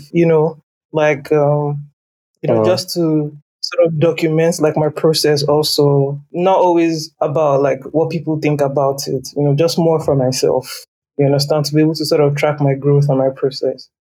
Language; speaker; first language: English; non-native, local second language; Yoruba